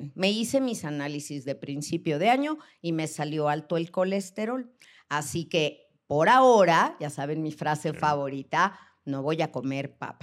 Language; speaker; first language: Spanish; native; Spanish